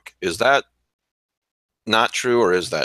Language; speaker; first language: English; native; English